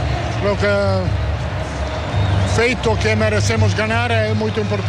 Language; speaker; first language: Portuguese; non-native, fluent; Italian